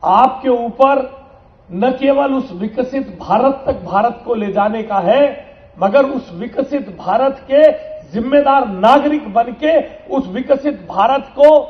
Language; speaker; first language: Hindi; native; Hindi